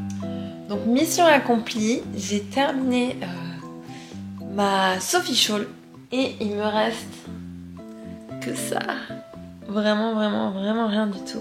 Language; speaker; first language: French; native; French